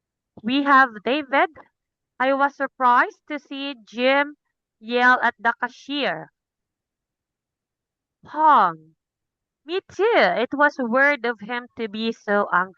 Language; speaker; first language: English; non-native, fluent; Cebuano